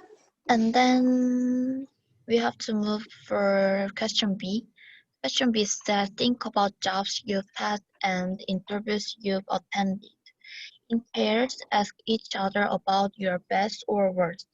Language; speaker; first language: English; non-native, learner; Korean